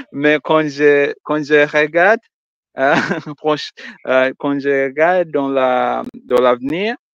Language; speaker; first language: French; non-native, learner; Swahili